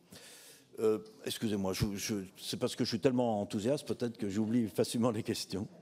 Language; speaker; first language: French; native; French